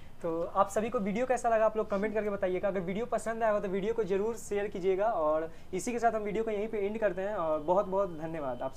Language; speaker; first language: Hindi; native; Hindi